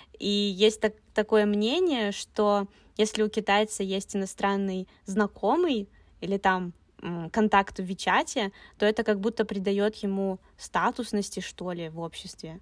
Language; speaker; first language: Russian; native; Russian